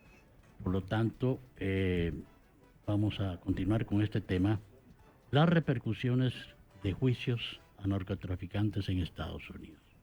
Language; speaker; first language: Spanish; native; Spanish